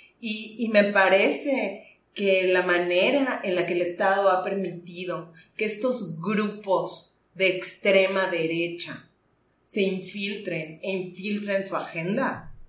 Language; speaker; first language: Spanish; native; Spanish